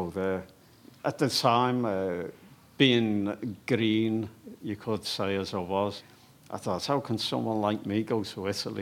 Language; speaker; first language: English; native; English